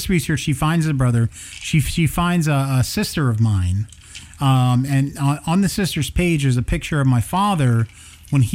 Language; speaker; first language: English; native; English